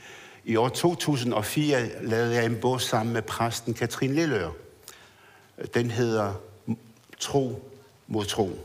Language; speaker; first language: Danish; early bilingual, other home language; Arabic